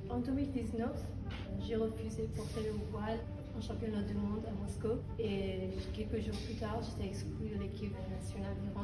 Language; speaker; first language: French; non-native, fluent; Persian